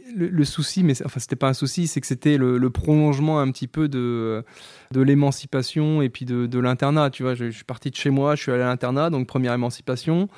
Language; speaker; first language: French; native; French